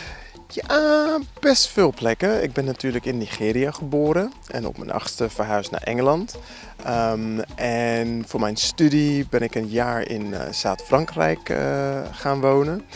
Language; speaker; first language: Dutch; non-native, fluent; English